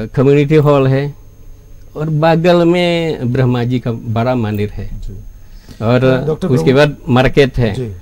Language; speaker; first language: Hindi; non-native, fluent; Indonesian